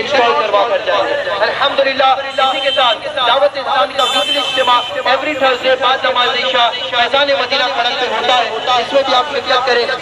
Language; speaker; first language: Urdu; native; Urdu